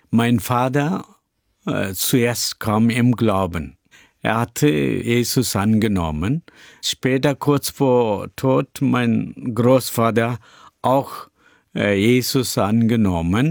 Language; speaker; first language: German; non-native, learner; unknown